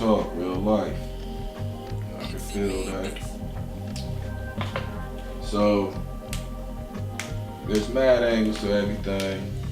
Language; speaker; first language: English; native; English